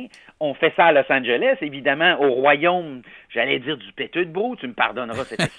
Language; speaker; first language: French; native; French